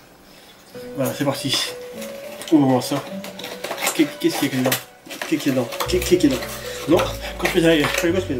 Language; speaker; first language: French; native; French